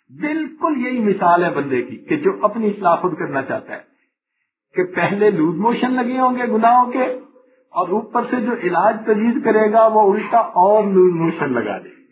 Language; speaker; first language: Urdu; non-native, local second language; Punjabi